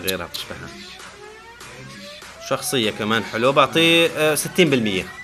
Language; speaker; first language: Arabic; native; Arabic